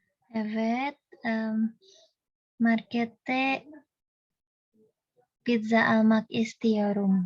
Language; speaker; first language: Turkish; non-native, learner; Indonesian